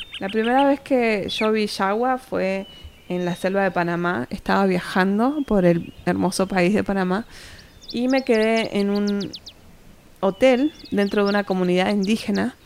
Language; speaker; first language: Spanish; native; Spanish